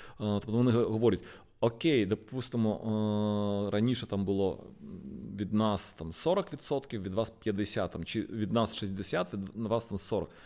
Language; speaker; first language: Ukrainian; non-native, local second language; Russian